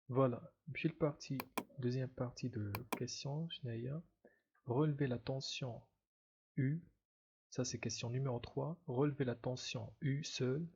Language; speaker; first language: French; non-native, local second language; Arabic